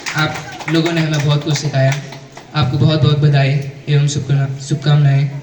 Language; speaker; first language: Hindi; native; Hindi